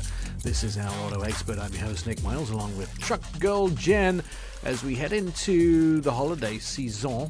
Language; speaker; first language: English; native; English